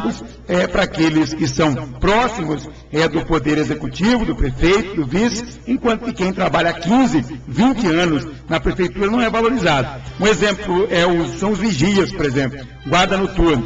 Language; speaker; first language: Portuguese; native; Portuguese